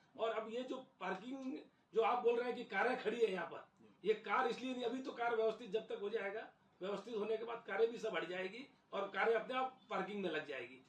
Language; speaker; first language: Hindi; native; Hindi